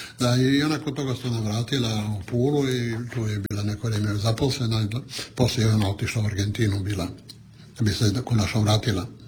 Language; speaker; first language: Croatian; non-native, local second language; Italian